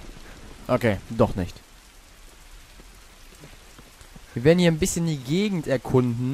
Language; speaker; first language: German; native; German